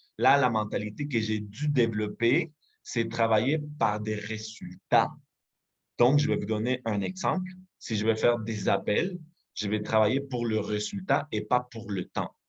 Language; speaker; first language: French; non-native, fluent; Spanish